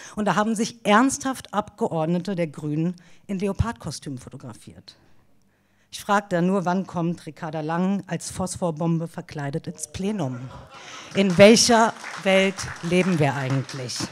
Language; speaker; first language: German; native; German